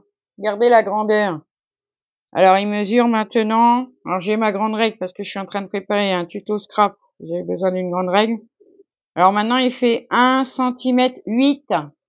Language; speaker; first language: French; native; French